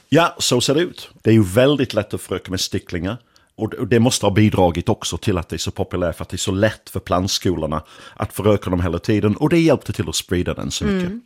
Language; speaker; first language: Swedish; non-native, fluent; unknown